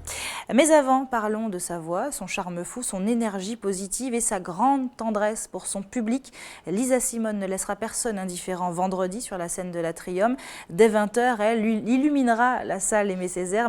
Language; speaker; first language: French; native; French